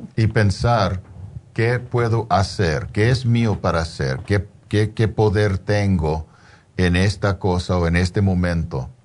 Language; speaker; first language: Spanish; early bilingual, heritage; Spanish